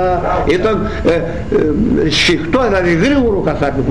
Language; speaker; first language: Greek; native; Greek